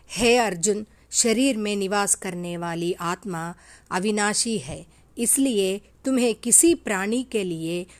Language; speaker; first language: Hindi; non-native, local second language; Telugu